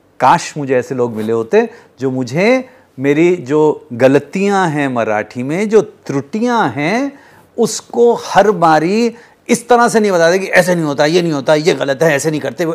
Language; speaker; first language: Hindi; native; Hindi